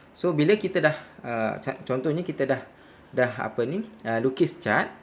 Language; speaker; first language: Malay; native; Malay